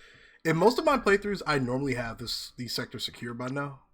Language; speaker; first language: English; native; English